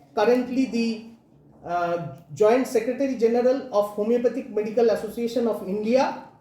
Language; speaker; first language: English; non-native, local second language; Bangla